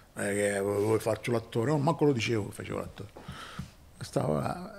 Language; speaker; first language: Italian; native; Italian